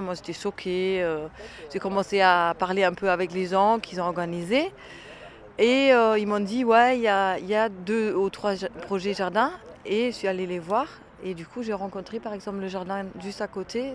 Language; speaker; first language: French; non-native, fluent; German